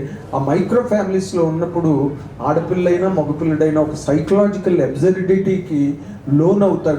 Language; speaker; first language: Telugu; native; Telugu